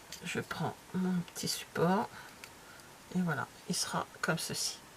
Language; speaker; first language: French; native; French